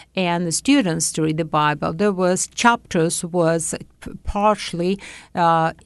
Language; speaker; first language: English; non-native, fluent; Latvian